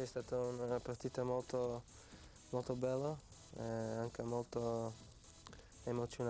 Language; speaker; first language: Italian; non-native, fluent; Dutch